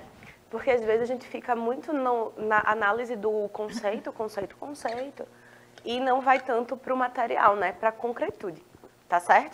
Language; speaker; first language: Portuguese; native; Portuguese